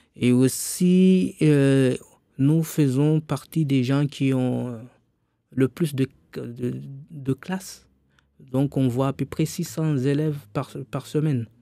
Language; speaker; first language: French; non-native, local second language; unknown